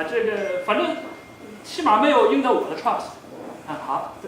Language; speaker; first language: Chinese; native; Chinese